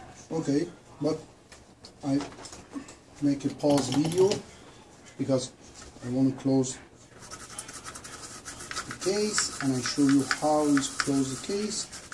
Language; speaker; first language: English; non-native, learner; Persian